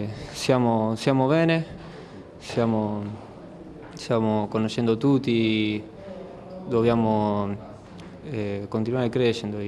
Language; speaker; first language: Italian; non-native, learner; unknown